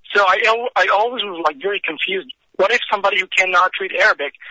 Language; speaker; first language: English; non-native, fluent; Arabic